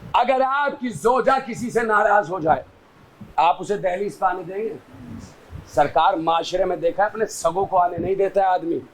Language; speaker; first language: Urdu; native; Urdu